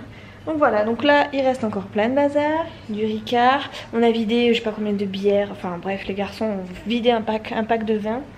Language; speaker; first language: French; native; French